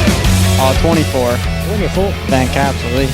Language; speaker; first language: French; non-native, learner; English